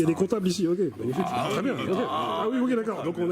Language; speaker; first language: French; native; French